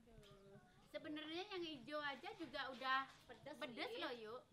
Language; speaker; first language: Indonesian; native; Indonesian